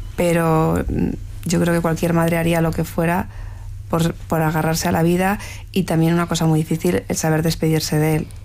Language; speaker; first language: Spanish; native; Spanish